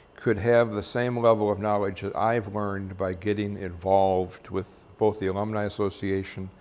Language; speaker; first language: English; native; English